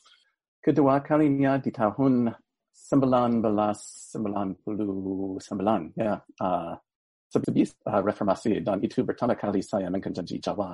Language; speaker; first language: Indonesian; non-native, learner; English